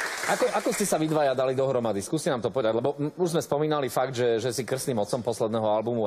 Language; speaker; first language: Slovak; native; Slovak